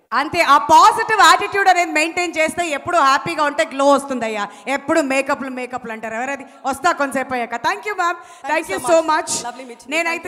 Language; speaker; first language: Telugu; native; Telugu